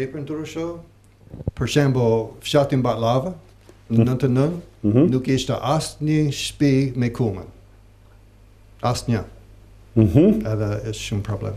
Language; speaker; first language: Albanian; non-native, learner; English